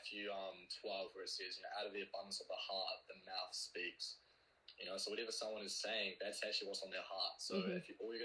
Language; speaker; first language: English; native; English